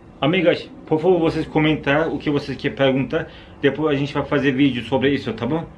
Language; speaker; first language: Portuguese; non-native, learner; Turkish